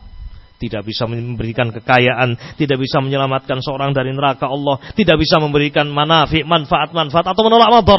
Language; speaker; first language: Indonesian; non-native, local second language; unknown